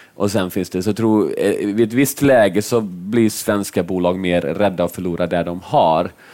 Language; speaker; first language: Swedish; early bilingual, other home language; Finnish